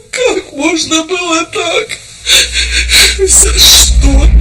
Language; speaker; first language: Russian; native; Russian